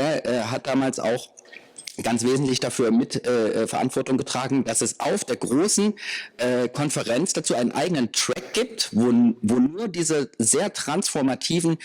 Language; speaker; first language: German; native; German